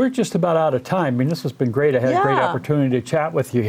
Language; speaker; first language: English; native; English